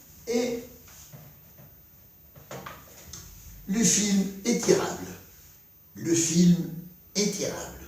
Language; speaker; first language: French; non-native, fluent; Spanish